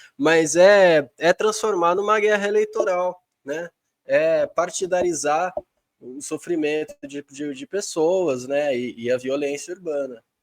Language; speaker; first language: Portuguese; native; Portuguese